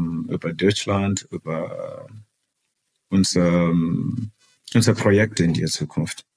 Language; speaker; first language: German; non-native, fluent; Portuguese